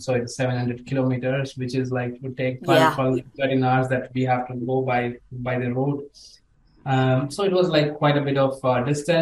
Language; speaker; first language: English; non-native, local second language; Tamil